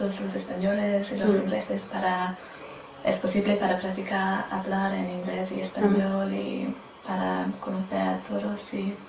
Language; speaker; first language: Spanish; non-native, learner; English